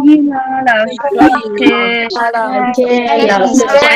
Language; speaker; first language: Chinese; non-native, learner; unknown